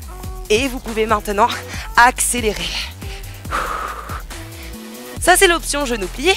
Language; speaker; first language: French; native; French